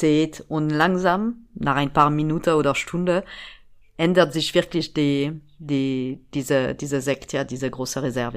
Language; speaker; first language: German; non-native, fluent; French